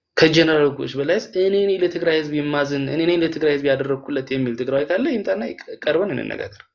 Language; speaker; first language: Amharic; non-native, local second language; Tigrinya